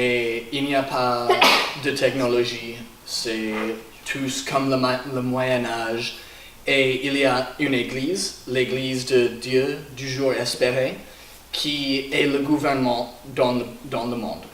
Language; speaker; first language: French; non-native, learner; English